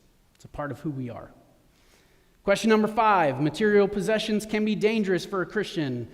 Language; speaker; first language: English; native; English